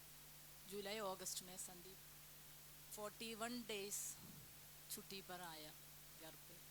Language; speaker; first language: Hindi; non-native, local second language; Malayalam